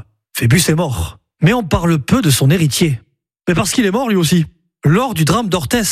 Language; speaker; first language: French; native; French